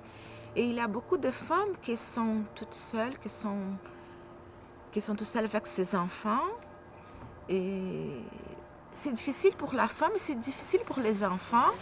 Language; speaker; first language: French; non-native, fluent; Portuguese